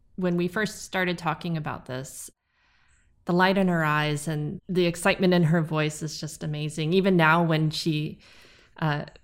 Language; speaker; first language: English; native; English